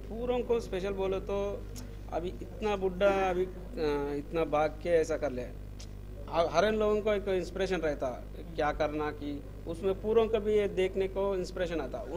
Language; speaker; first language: Hindi; non-native, local second language; Marathi